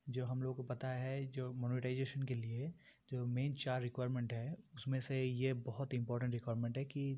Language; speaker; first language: Hindi; non-native, local second language; Bangla